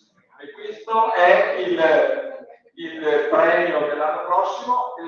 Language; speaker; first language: Italian; native; Italian